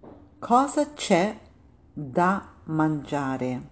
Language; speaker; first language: Italian; non-native, fluent; English